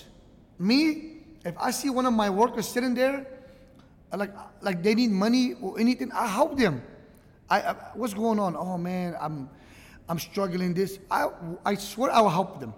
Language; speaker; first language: English; early bilingual, other home language; Arabic